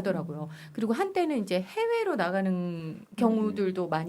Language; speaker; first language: Korean; native; Korean